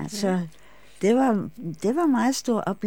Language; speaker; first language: Danish; non-native, fluent; English